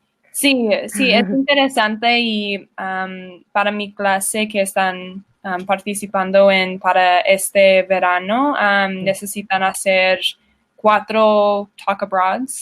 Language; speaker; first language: Spanish; non-native, learner; English